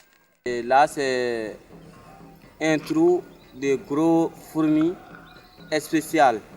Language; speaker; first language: French; non-native, learner; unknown